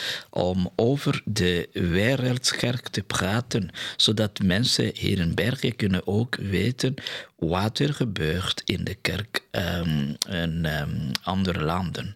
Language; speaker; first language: Dutch; non-native, fluent; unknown